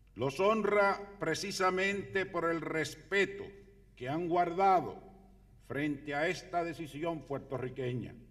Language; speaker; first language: Spanish; native; Spanish